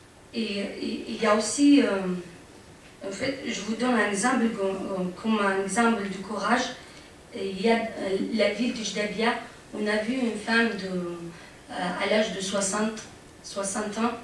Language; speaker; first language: French; non-native, fluent; Arabic